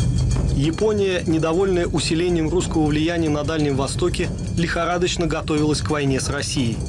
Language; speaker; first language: Russian; native; Russian